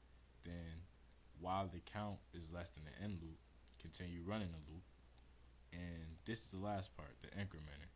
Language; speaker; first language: English; native; English